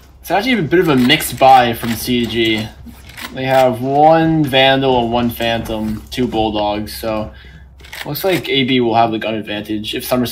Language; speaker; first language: English; native; English